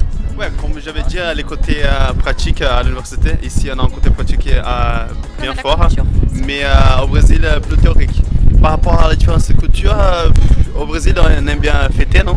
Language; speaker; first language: French; non-native, fluent; Portuguese